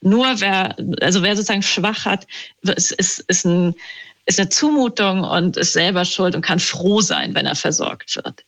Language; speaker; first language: German; native; German